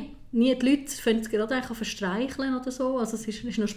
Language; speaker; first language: German; native; German